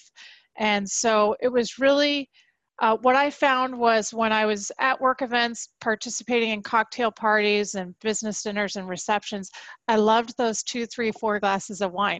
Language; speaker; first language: English; native; English